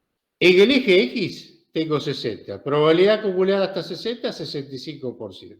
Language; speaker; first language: Spanish; native; Spanish